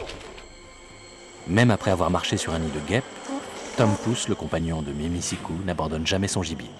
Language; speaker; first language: French; native; French